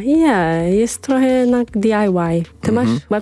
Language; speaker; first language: Polish; early bilingual, heritage; English